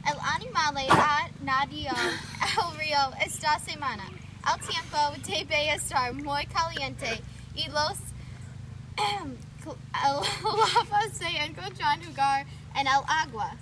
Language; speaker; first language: Spanish; non-native, learner; English